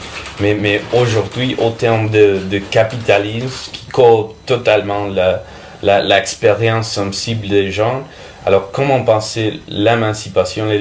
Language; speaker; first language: French; non-native, fluent; Spanish